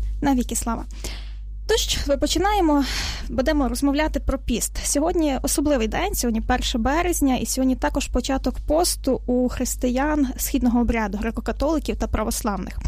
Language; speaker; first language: Ukrainian; native; Ukrainian